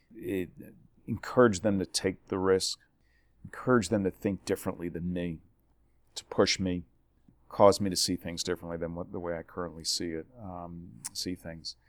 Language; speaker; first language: English; native; English